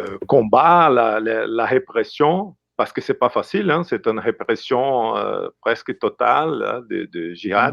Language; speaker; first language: French; non-native, fluent; Portuguese